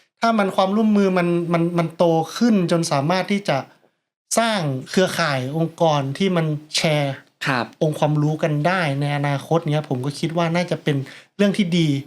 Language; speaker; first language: Thai; native; Thai